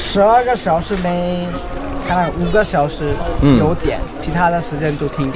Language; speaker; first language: Chinese; non-native, learner; Bangla